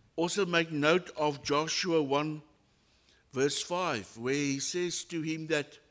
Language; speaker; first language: English; non-native, local second language; Afrikaans